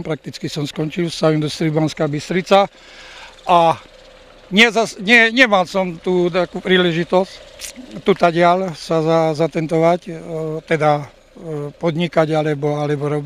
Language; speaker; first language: Slovak; native; Slovak